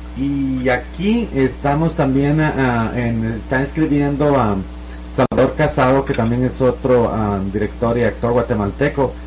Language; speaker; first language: Spanish; native; Spanish